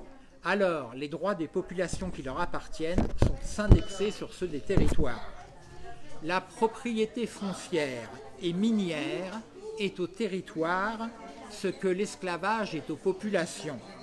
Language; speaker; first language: French; native; French